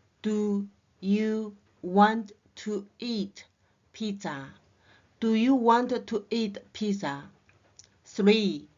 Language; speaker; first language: English; non-native, learner; Chinese